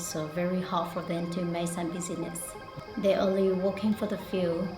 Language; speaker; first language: English; non-native, learner; Hmong